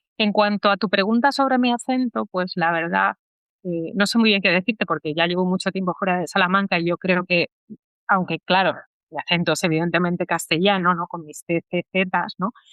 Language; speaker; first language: Spanish; native; Spanish